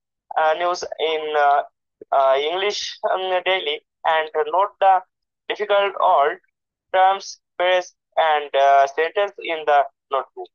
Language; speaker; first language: English; non-native, learner; Bangla